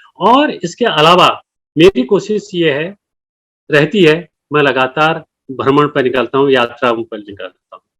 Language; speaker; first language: Hindi; non-native, local second language; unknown